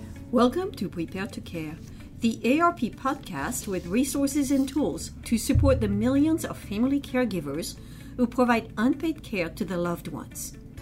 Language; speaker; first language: English; native; English